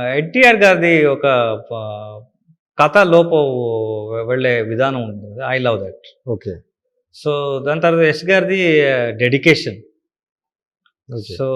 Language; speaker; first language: Telugu; non-native, learner; Kannada